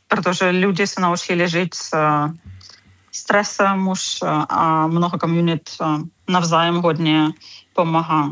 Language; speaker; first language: Czech; non-native, fluent; Ukrainian